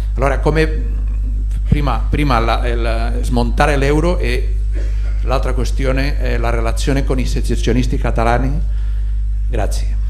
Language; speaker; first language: Italian; non-native, fluent; Spanish